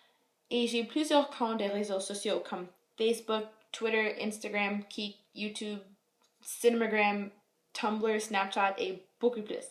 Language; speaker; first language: French; non-native, local second language; English